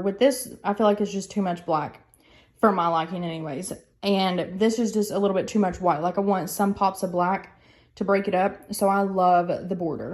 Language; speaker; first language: English; native; English